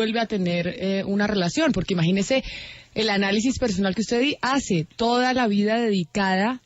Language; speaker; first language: Spanish; native; Spanish